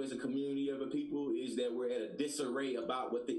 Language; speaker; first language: English; native; English